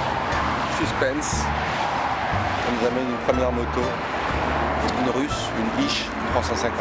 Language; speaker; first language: French; native; French